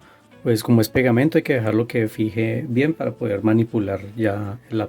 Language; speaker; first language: Spanish; native; Spanish